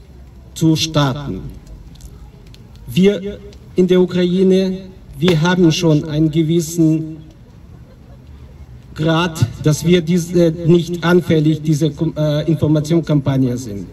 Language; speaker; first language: German; non-native, fluent; Ukrainian